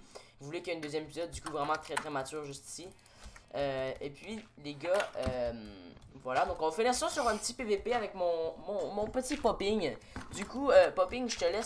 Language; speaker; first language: French; native; French